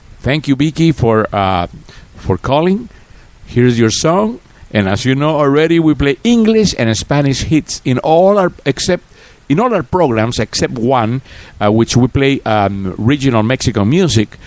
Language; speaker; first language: English; early bilingual, other home language; Spanish